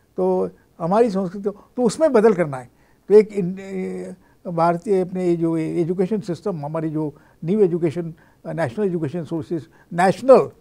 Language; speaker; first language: Hindi; non-native, local second language; Marathi